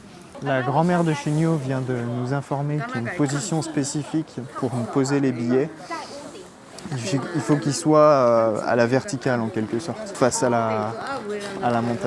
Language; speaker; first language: French; native; French